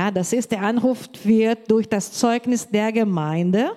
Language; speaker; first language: German; non-native, learner; Portuguese